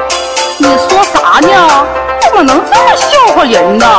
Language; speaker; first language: Chinese; native; Chinese